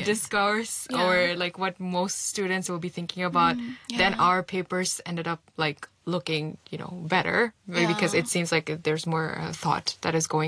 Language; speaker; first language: English; non-native, local second language; Bangla